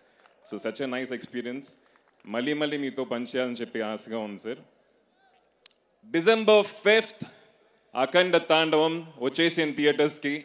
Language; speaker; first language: Telugu; native; Telugu